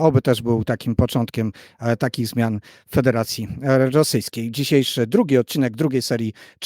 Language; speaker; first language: Polish; native; Polish